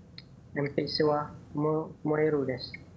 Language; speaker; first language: Japanese; non-native, learner; Malay